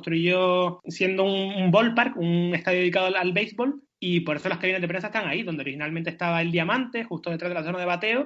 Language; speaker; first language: Spanish; native; Spanish